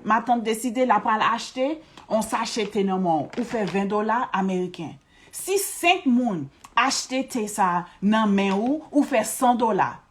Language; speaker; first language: Haitian Creole; early bilingual, heritage; Haitian Creole